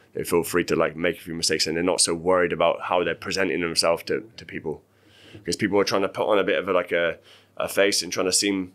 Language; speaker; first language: English; native; English